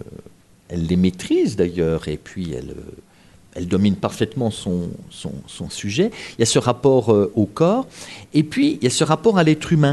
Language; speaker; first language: French; native; French